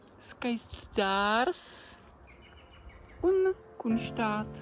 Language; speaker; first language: Latvian; non-native, fluent; Czech